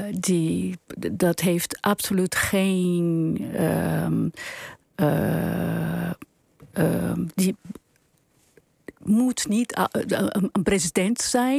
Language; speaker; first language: Dutch; non-native, fluent; Portuguese